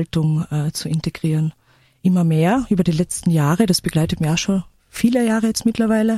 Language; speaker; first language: German; native; German